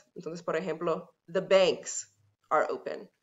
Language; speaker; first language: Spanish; non-native, fluent; English